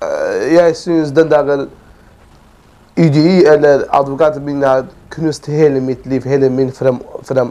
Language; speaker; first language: Norwegian; non-native, learner; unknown